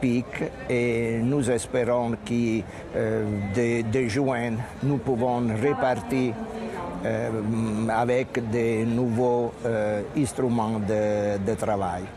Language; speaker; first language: French; non-native, fluent; Italian